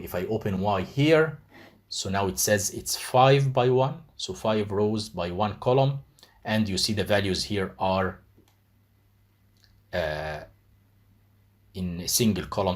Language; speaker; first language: English; non-native, fluent; Arabic